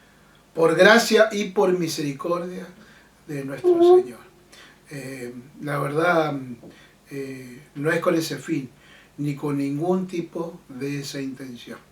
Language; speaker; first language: Spanish; native; Spanish